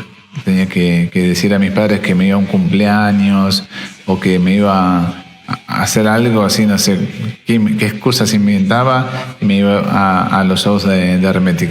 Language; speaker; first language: Spanish; native; Spanish